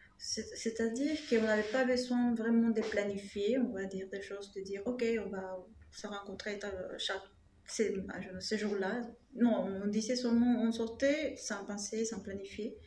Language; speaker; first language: French; non-native, fluent; Spanish